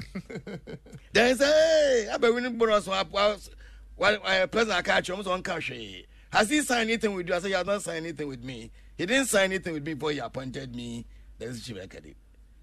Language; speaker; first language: English; non-native, local second language; Akan